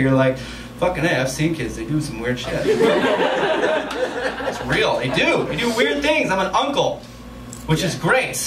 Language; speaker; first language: English; native; English